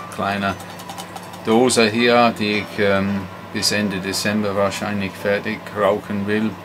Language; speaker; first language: German; non-native, fluent; English